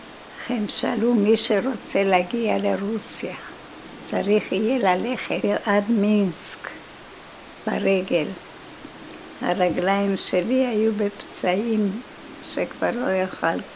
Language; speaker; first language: Hebrew; non-native, fluent; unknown